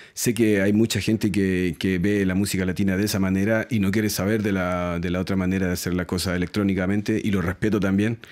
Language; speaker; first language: Spanish; native; Spanish